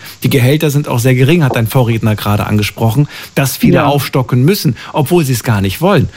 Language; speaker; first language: German; native; German